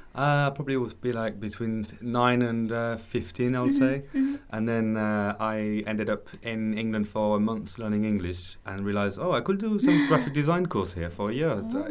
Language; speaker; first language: English; non-native, fluent; French